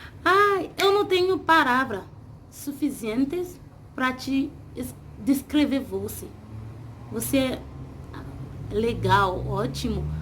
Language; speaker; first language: Portuguese; non-native, learner; Haitian Creole